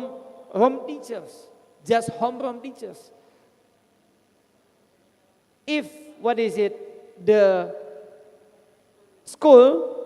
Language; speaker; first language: English; non-native, fluent; Indonesian